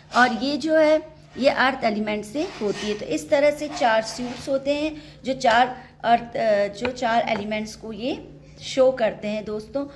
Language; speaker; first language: Hindi; native; Hindi